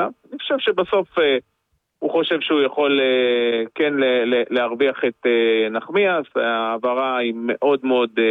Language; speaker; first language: Hebrew; native; Hebrew